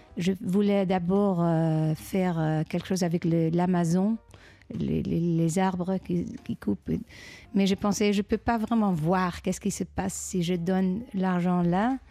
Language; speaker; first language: French; non-native, fluent; Dutch